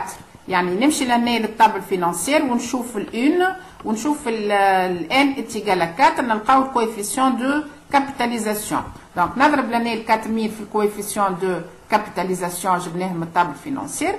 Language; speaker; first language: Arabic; native; Arabic